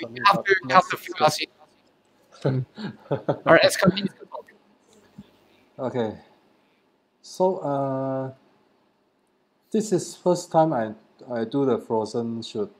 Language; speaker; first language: English; non-native, learner; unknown